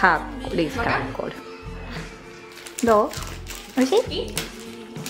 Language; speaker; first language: Swedish; non-native, learner; Japanese